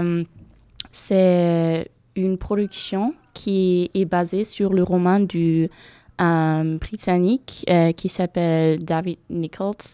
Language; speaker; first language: French; non-native, fluent; German